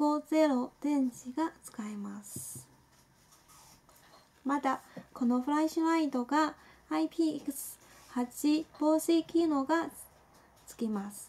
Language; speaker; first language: Japanese; non-native, fluent; Chinese